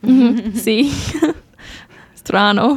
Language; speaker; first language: Italian; non-native, learner; English